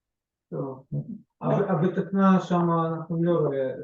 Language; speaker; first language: Hebrew; non-native, learner; Russian